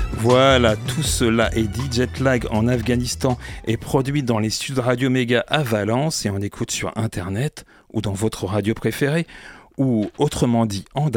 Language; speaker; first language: French; native; French